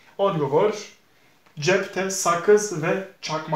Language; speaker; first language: Turkish; non-native, fluent; Bosnian